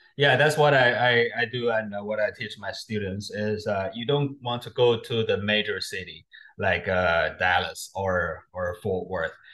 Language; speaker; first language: English; non-native, fluent; Chinese